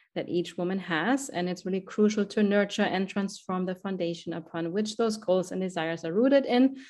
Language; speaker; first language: English; non-native, fluent; German